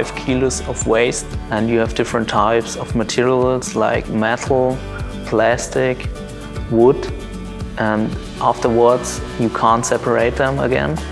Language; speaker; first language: English; non-native, fluent; German